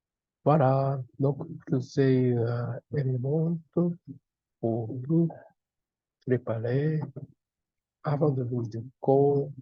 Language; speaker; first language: French; non-native, fluent; Japanese